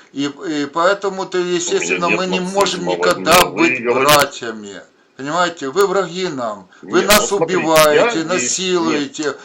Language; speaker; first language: Russian; non-native, local second language; Ukrainian